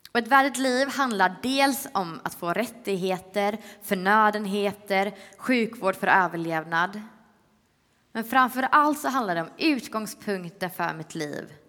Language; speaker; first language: Swedish; native; Swedish